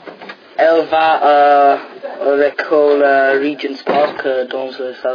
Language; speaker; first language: French; non-native, learner; English